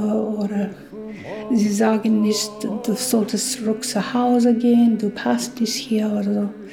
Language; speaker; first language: German; non-native, learner; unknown